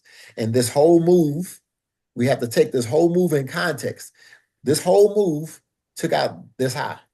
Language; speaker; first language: English; native; English